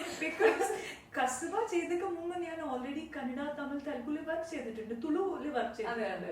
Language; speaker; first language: Malayalam; non-native, fluent; Hindi